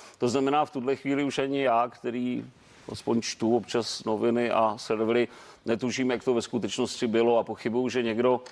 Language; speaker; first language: Czech; native; Czech